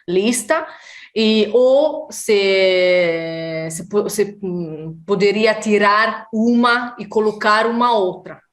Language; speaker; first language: Portuguese; non-native, fluent; Italian